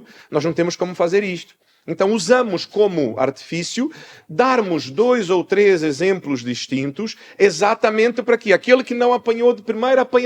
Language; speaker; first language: Portuguese; native; Portuguese